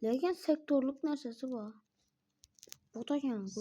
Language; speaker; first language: Turkish; non-native, learner; Uzbek